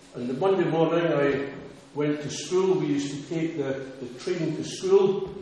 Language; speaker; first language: English; native; English